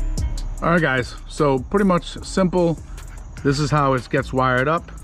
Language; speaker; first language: English; native; English